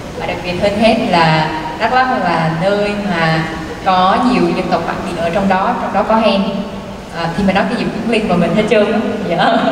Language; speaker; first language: Vietnamese; non-native, local second language; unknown